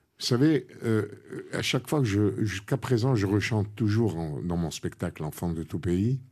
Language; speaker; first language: French; non-native, local second language; Arabic